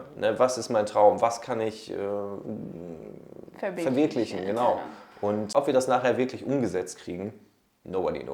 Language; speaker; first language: German; native; German